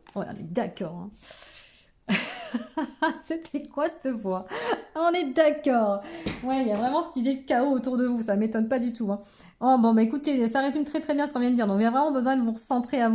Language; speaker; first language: French; native; French